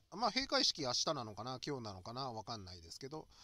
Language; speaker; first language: Japanese; native; Japanese